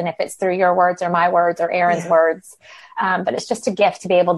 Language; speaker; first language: English; native; English